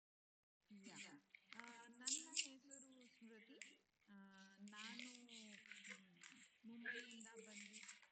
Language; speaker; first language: Kannada; non-native, learner; Hindi